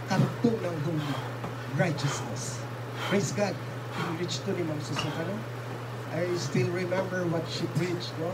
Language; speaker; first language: English; non-native, local second language; Filipino